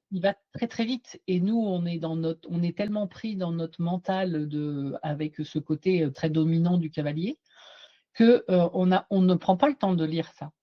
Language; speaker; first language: French; native; French